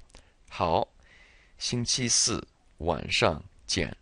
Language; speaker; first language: Chinese; non-native, fluent; English